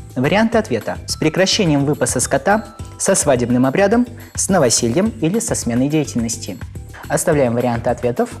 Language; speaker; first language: Russian; non-native, local second language; Chuvash